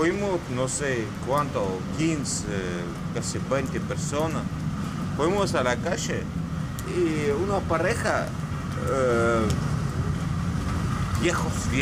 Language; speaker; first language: Spanish; non-native, learner; Russian